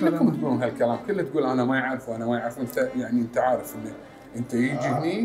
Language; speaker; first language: Arabic; native; Arabic